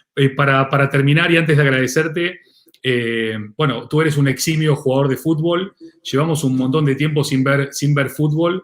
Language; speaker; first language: Spanish; native; Spanish